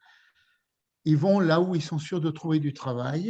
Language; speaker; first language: French; native; French